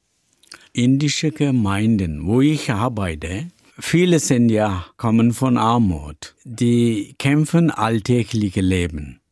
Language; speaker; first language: German; non-native, learner; Tamil